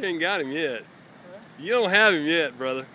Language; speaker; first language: English; native; English